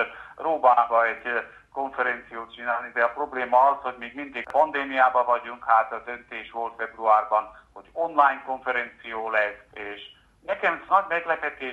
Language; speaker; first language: Hungarian; non-native, fluent; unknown